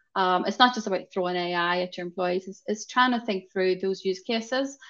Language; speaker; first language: English; native; English